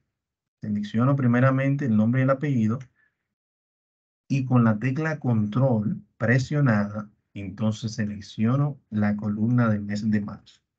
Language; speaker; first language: Spanish; native; Spanish